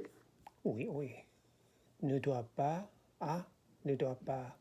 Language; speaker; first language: French; non-native, learner; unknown